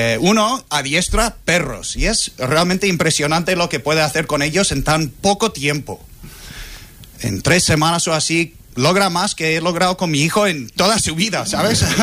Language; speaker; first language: Spanish; non-native, fluent; English